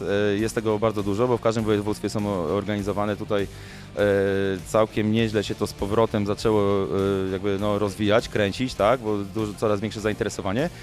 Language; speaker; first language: Polish; native; Polish